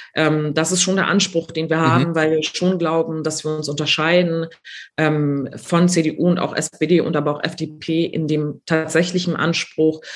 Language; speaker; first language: German; native; German